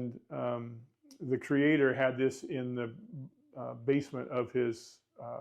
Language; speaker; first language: English; native; English